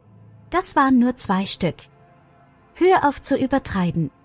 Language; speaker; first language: German; native; German